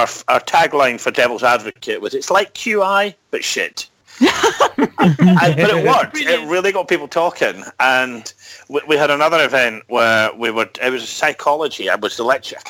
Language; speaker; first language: English; native; English